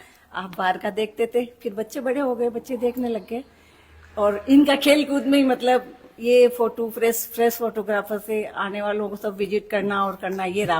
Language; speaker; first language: Hindi; native; Hindi